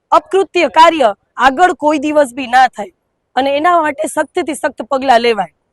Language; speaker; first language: Gujarati; non-native, local second language; Sindhi